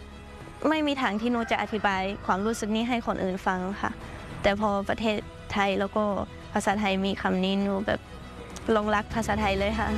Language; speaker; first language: Thai; non-native, fluent; Estonian